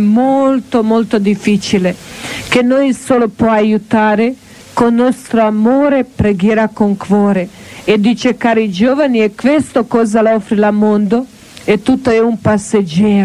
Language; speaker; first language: Italian; non-native, learner; Croatian